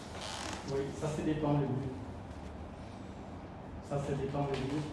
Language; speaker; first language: French; non-native, learner; Khmer